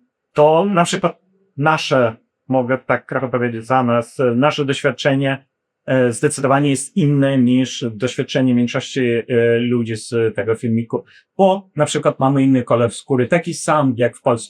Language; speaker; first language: Polish; non-native, fluent; Ukrainian